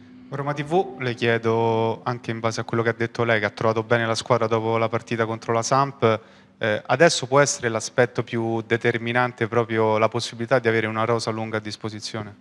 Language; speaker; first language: Italian; native; Italian